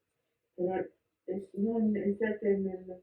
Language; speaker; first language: Spanish; non-native, learner; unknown